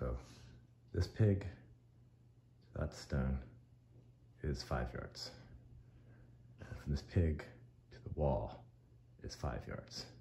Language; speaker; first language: English; native; English